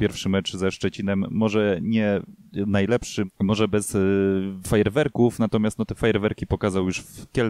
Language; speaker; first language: Polish; native; Polish